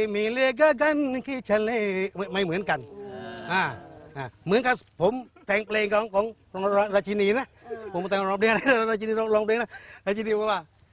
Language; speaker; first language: Thai; non-native, local second language; Malay